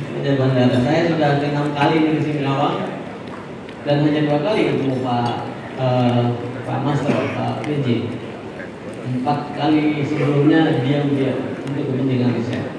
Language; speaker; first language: Indonesian; non-native, local second language; Madurese